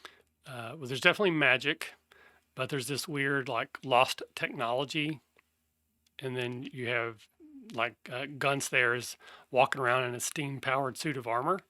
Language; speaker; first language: English; native; English